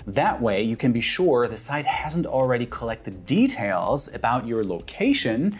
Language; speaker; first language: English; non-native, fluent; German